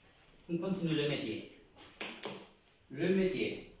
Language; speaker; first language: French; non-native, fluent; Spanish